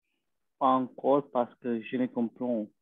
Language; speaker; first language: French; non-native, learner; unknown